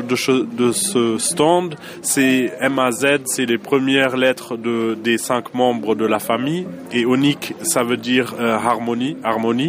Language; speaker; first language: French; non-native, fluent; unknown